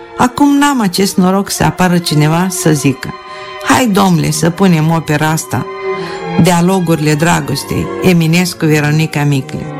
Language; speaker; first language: Romanian; non-native, local second language; Russian